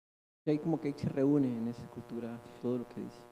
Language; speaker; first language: Spanish; native; Spanish